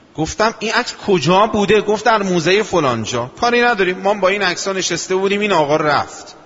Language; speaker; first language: Persian; non-native, local second language; Azerbaijani